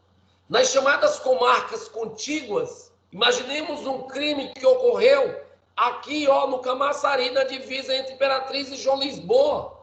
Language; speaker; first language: Portuguese; native; Portuguese